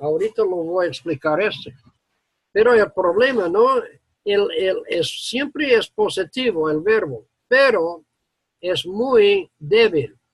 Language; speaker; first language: Spanish; non-native, learner; English